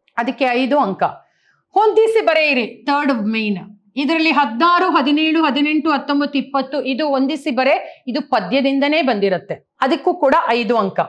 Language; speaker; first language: Kannada; native; Kannada